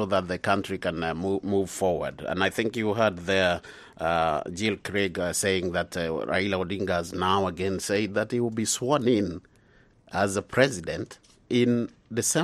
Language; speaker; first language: English; non-native, local second language; Swahili